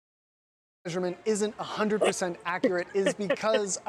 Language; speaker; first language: English; native; English